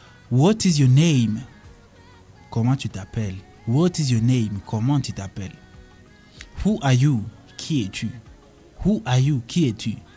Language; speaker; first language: English; non-native, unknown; Swahili